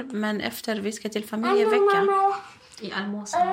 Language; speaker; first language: Swedish; non-native, learner; Arabic